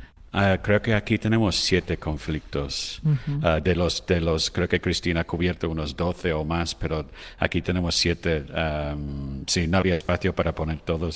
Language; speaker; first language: Spanish; non-native, fluent; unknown